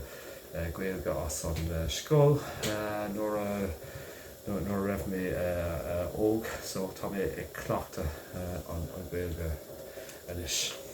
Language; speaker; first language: Irish; non-native, local second language; English